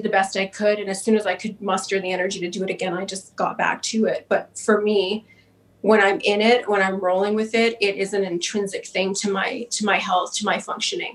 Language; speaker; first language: English; native; English